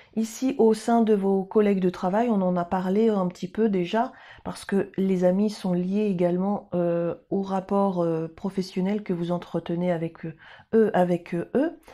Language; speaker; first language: French; native; French